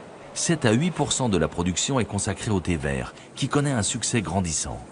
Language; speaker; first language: French; native; French